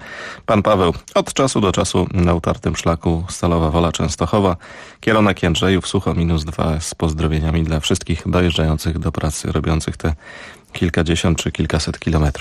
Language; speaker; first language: Polish; native; Polish